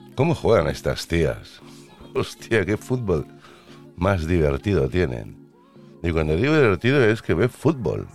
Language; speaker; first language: Spanish; native; Spanish